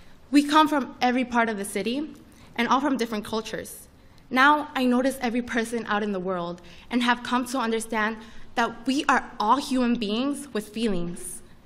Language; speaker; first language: English; early bilingual, other home language; Spanish